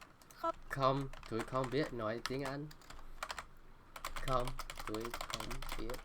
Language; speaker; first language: Vietnamese; non-native, learner; English